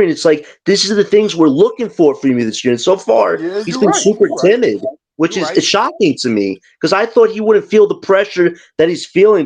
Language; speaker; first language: English; native; English